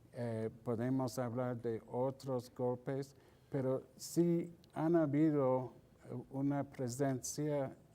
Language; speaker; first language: Spanish; non-native, fluent; English